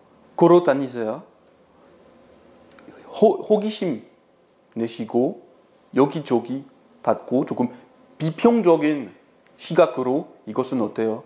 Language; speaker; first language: Korean; non-native, fluent; French